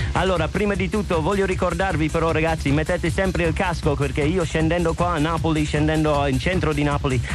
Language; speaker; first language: Italian; non-native, fluent; English